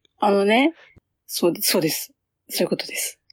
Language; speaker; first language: Japanese; native; Japanese